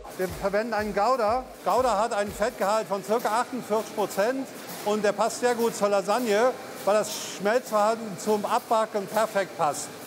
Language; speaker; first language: German; native; German